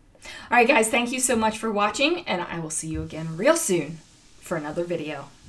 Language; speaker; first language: English; native; English